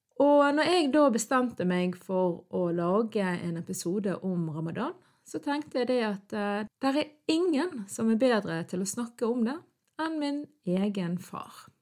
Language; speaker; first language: Norwegian; early bilingual, other home language; Arabic